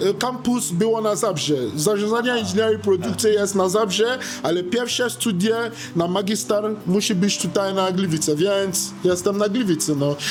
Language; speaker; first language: Polish; non-native, learner; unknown